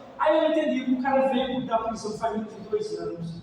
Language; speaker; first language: Portuguese; native; Portuguese